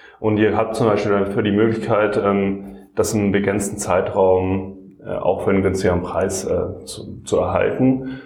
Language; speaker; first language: German; native; German